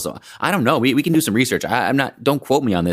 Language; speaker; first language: English; native; English